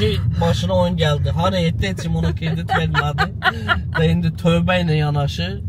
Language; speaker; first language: Azerbaijani; native; Azerbaijani